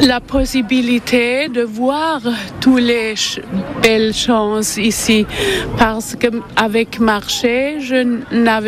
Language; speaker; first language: French; non-native, learner; German